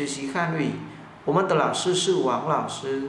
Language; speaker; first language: Chinese; non-native, fluent; Vietnamese